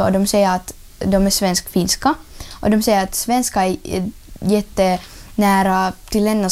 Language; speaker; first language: Swedish; non-native, learner; Ukrainian